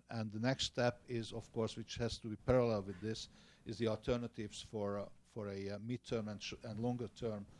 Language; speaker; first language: English; non-native, fluent; Hungarian